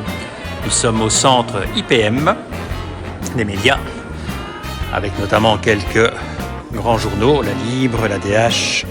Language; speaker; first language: French; native; French